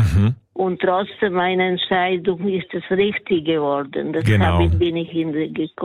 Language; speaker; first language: German; non-native, learner; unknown